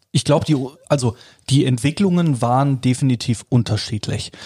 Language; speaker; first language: German; native; German